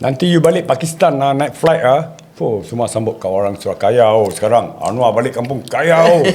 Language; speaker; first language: Malay; native; Malay